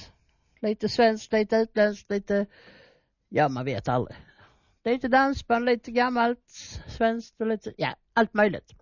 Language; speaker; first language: Swedish; native; Swedish